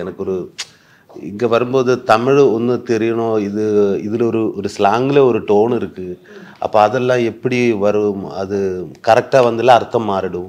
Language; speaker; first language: Tamil; non-native, learner; Malayalam